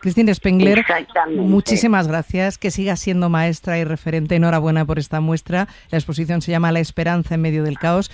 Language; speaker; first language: Spanish; native; Spanish